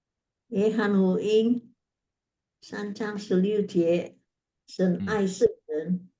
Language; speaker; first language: Chinese; non-native, learner; Indonesian